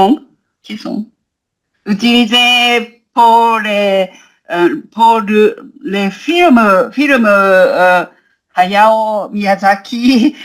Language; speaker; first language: French; non-native, learner; Japanese